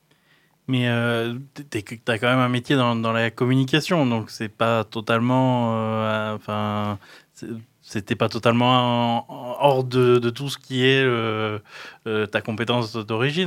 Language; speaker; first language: French; native; French